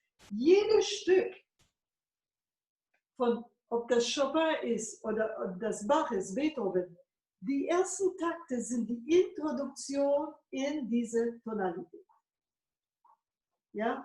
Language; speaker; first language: German; non-native, fluent; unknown